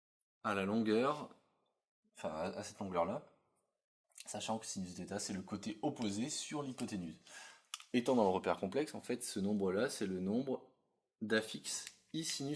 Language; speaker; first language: French; native; French